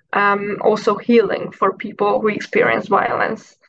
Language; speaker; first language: English; non-native, fluent; Hungarian